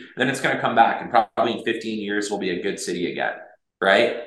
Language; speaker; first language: English; native; English